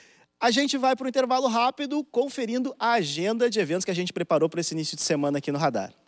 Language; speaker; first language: Portuguese; native; Portuguese